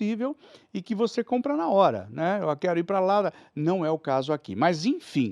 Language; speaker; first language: Portuguese; native; Portuguese